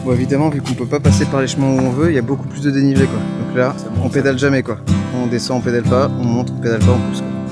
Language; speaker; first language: French; native; French